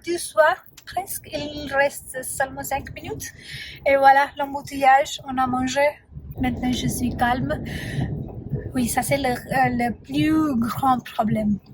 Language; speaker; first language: French; non-native, fluent; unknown